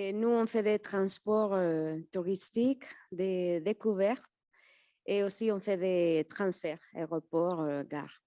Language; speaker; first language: French; non-native, fluent; Spanish